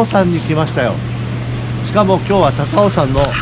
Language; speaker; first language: Japanese; native; Japanese